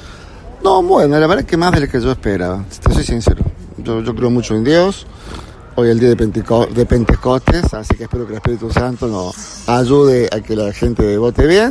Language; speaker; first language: Spanish; native; Spanish